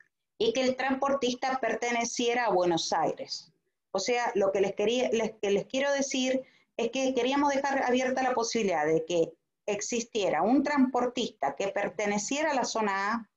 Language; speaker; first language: Spanish; native; Spanish